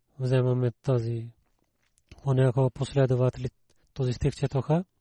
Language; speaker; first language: Bulgarian; non-native, learner; Urdu